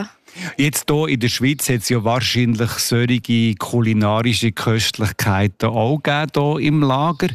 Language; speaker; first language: German; native; German